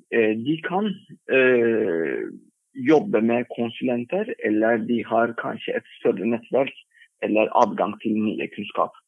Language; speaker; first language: Norwegian; non-native, fluent; Turkish